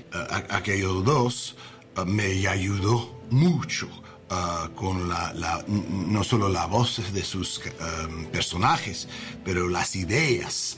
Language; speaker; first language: Spanish; non-native, learner; English